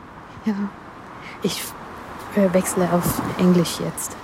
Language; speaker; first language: German; non-native, learner; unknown